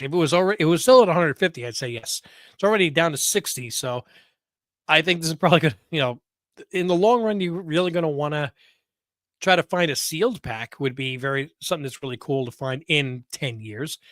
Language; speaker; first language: English; native; English